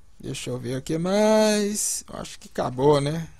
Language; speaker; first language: Portuguese; native; Portuguese